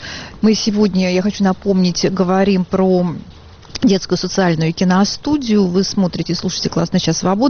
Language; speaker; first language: Russian; native; Russian